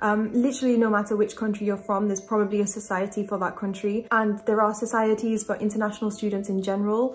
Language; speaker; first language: English; native; English